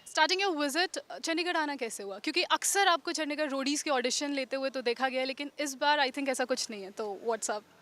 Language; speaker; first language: Hindi; native; Hindi